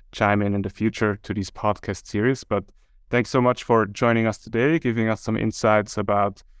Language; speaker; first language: English; non-native, fluent; German